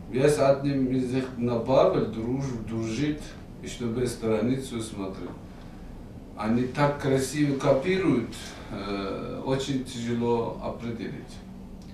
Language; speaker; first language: Russian; non-native, fluent; Persian